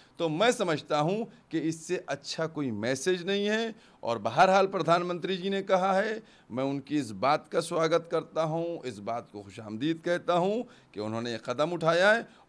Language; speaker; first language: Hindi; native; Hindi